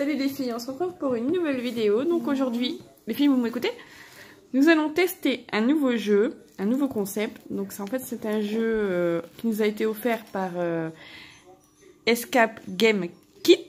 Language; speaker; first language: French; native; French